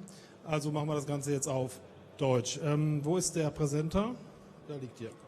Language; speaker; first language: German; native; German